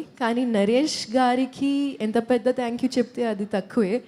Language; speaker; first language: Telugu; non-native, local second language; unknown